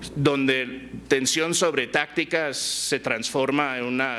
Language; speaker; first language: Spanish; early bilingual, heritage; Spanish